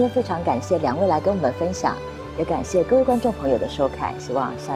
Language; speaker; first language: Chinese; native; Chinese